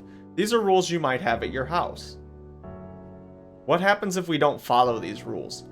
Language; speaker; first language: English; native; English